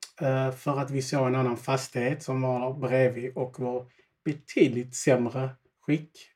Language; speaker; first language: Swedish; early bilingual, other home language; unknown